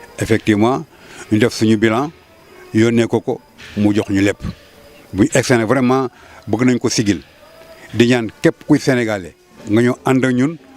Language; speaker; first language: Wolof; non-native, local second language; Jola-Fonyi